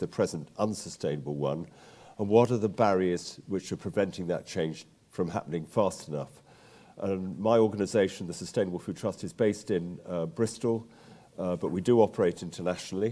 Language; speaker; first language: English; native; English